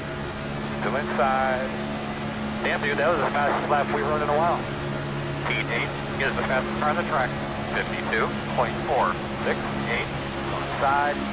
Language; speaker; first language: English; native; English